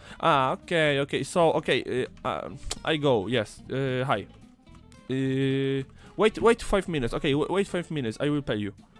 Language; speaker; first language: English; non-native, learner; Polish